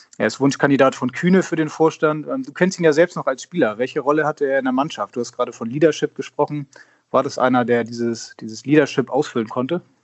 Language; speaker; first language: German; native; German